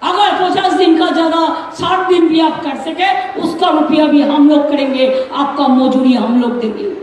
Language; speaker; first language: Hindi; non-native, local second language; Bangla